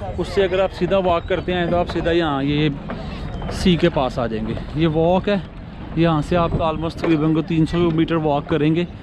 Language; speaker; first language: Urdu; non-native, local second language; Punjabi